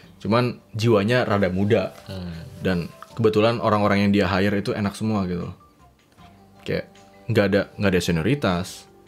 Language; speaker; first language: Indonesian; native; Indonesian